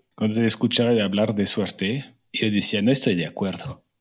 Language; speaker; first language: Spanish; non-native, fluent; French